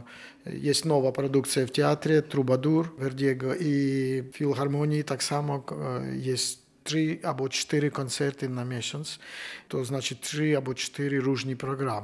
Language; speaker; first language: Polish; non-native, learner; Ukrainian